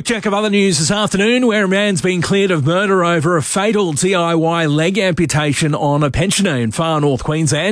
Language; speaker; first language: English; native; English